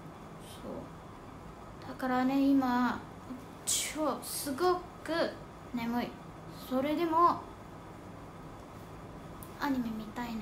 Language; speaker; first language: Japanese; non-native, fluent; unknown